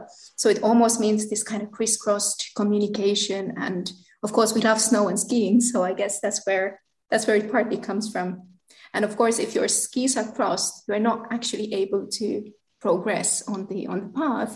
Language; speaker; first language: English; non-native, fluent; Finnish